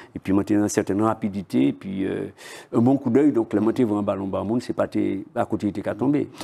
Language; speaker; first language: French; native; French